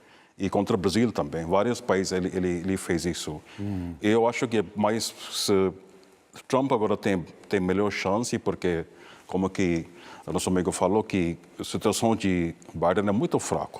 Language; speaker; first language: Portuguese; non-native, fluent; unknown